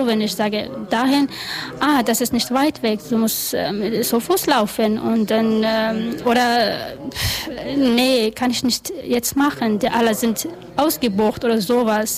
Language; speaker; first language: German; non-native, learner; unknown